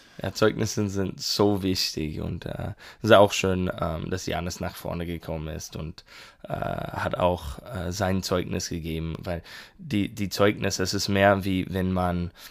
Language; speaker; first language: German; non-native, learner; English